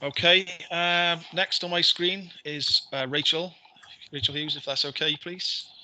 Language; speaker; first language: English; native; English